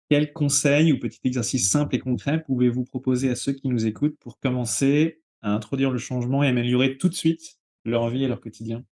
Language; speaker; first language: French; native; French